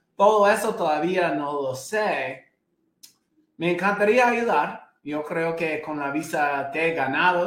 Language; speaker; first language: Spanish; non-native, fluent; English